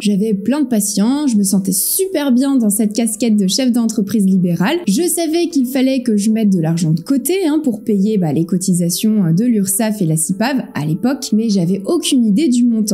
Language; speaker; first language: French; native; French